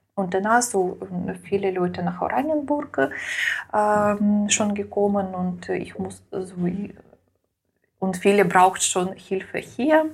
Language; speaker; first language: German; non-native, learner; Ukrainian